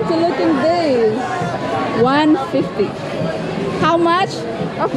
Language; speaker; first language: English; non-native, learner; Indonesian